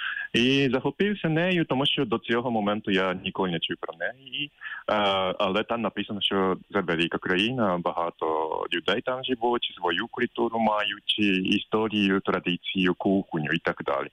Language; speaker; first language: Ukrainian; non-native, fluent; Japanese